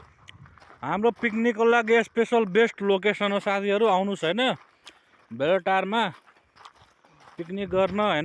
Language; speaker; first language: Nepali; non-native, local second language; Maithili